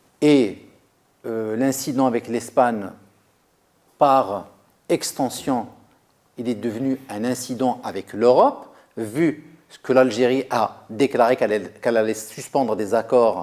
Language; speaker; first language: French; non-native, local second language; Arabic